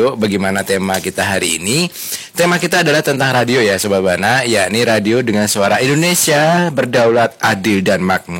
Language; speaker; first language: Indonesian; native; Indonesian